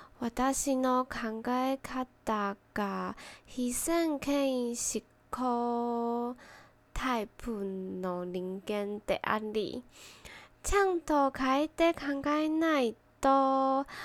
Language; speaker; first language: Japanese; non-native, learner; Chinese